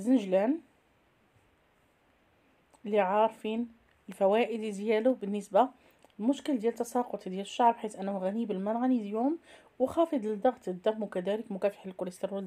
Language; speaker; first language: Arabic; native; Arabic